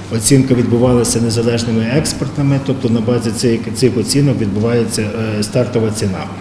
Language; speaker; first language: Ukrainian; native; Ukrainian